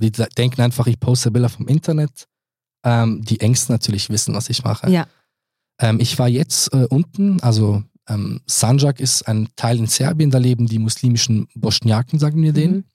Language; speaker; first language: German; early bilingual, other home language; Serbian